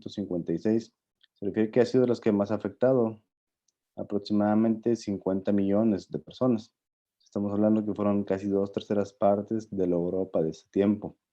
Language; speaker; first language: Spanish; native; Spanish